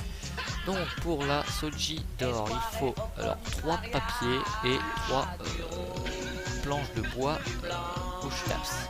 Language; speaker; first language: French; native; French